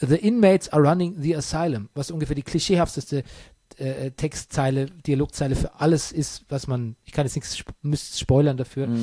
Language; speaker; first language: German; native; German